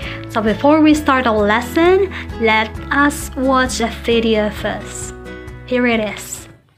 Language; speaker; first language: English; non-native, fluent; Indonesian